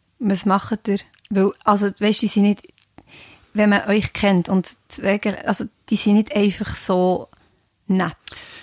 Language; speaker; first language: German; native; German